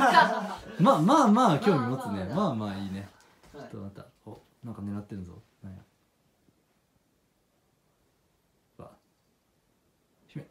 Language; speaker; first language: Japanese; native; Japanese